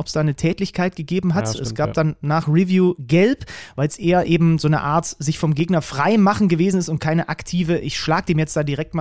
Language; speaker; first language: German; native; German